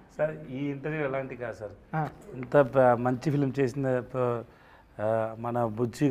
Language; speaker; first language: Telugu; non-native, learner; Tamil